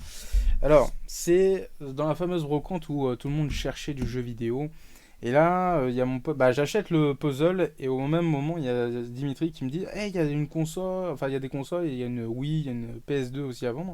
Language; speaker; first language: French; native; French